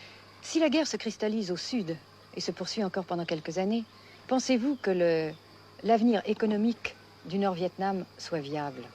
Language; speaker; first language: French; native; French